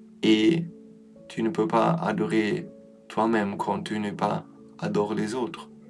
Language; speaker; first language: French; non-native, learner; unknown